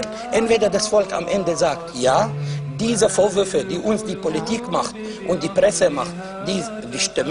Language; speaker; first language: German; non-native, fluent; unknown